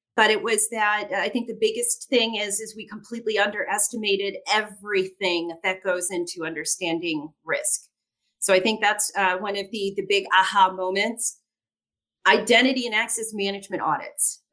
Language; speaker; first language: English; native; English